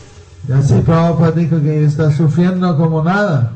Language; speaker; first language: Spanish; non-native, learner; Bangla